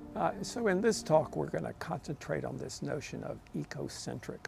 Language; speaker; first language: English; native; English